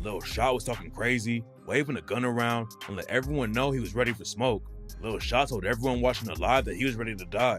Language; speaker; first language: English; native; English